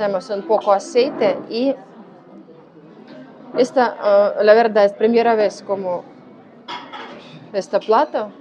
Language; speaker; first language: Spanish; non-native, learner; Ukrainian